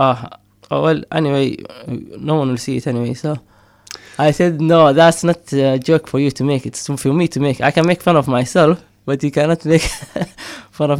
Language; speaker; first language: English; non-native, fluent; Somali